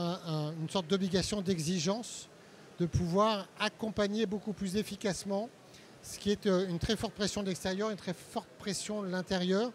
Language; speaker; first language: French; native; French